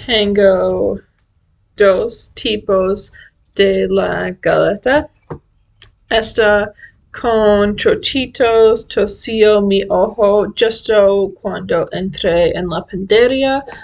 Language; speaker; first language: Spanish; non-native, learner; English